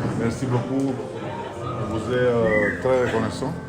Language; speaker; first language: French; non-native, fluent; Albanian